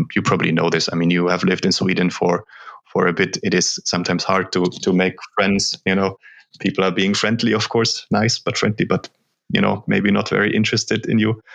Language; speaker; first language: English; non-native, fluent; German